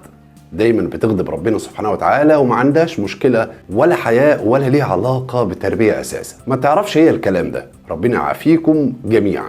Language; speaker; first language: Arabic; native; Arabic